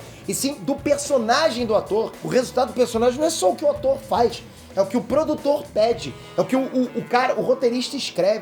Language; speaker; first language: Portuguese; native; Portuguese